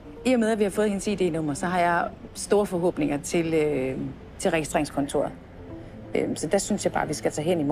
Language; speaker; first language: Danish; native; Danish